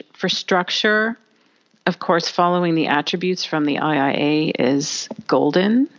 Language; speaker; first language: English; native; English